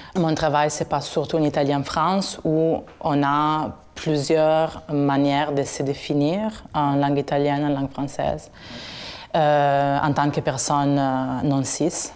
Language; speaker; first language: French; non-native, fluent; Italian